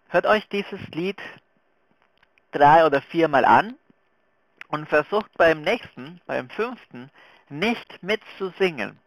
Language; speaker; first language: German; non-native, fluent; Spanish